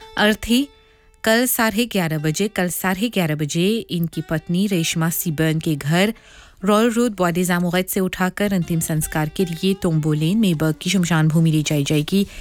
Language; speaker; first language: Hindi; non-native, local second language; Morisyen